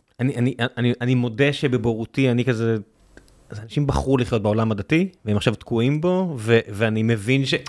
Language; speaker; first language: Hebrew; native; Hebrew